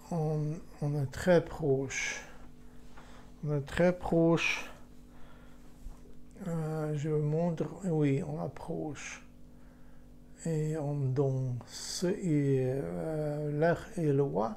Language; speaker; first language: French; non-native, fluent; Ukrainian